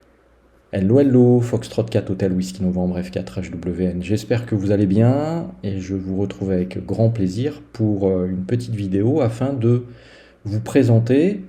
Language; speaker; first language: French; native; French